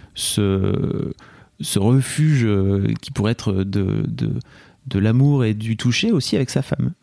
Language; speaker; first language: French; native; French